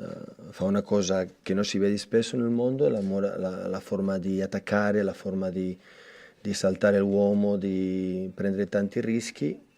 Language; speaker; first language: Italian; non-native, fluent; Catalan